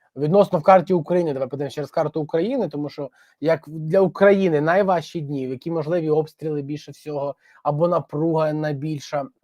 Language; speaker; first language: Ukrainian; non-native, local second language; Russian